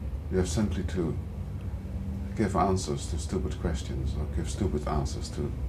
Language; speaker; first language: English; non-native, fluent; Dutch